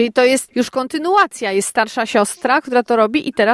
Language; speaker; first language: Polish; native; Polish